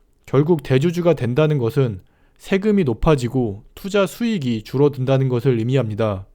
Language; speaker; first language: Korean; native; Korean